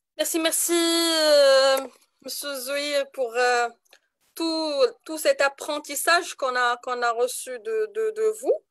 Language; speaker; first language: French; non-native, local second language; Arabic